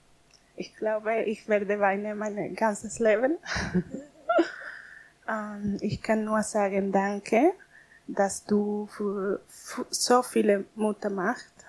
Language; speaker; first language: German; non-native, learner; Spanish